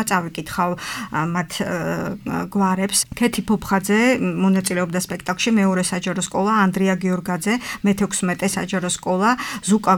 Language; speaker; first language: Georgian; native; Georgian